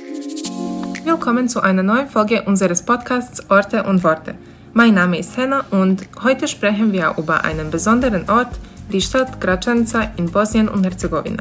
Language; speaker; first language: German; non-native, learner; Bosnian